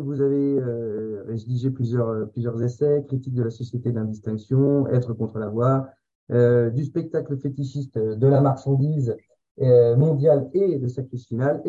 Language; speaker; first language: French; native; French